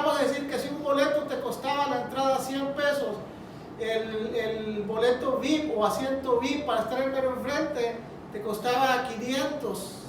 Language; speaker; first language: Spanish; native; Spanish